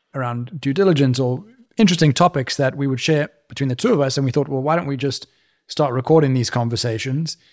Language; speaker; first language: English; native; English